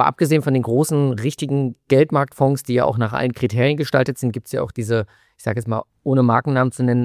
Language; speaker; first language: German; native; German